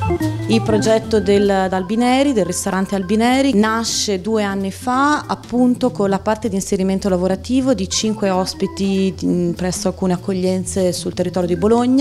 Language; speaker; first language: Italian; native; Italian